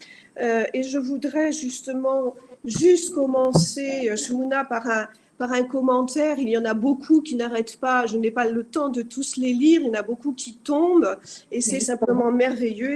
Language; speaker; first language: French; native; French